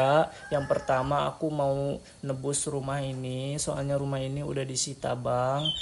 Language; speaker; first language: Indonesian; native; Indonesian